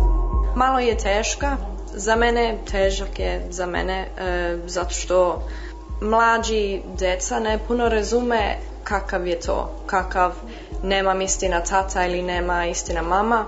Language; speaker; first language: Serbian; early bilingual, heritage; English